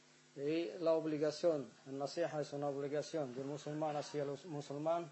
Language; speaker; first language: Spanish; non-native, fluent; Arabic